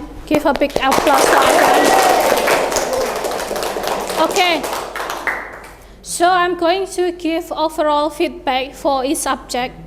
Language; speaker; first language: English; non-native, fluent; Indonesian